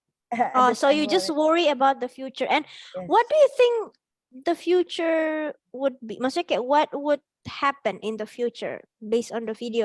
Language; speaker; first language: English; non-native, fluent; Indonesian